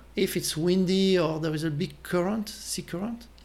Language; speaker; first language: English; non-native, fluent; French